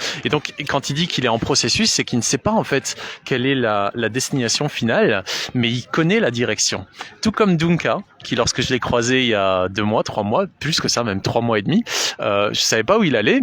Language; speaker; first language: French; native; French